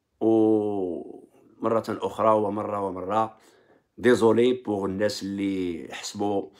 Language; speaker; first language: Arabic; native; Arabic